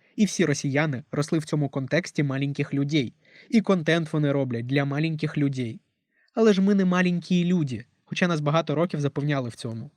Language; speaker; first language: Ukrainian; non-native, local second language; Russian